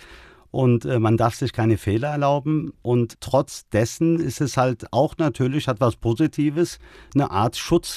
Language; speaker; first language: German; early bilingual, other home language; Turkish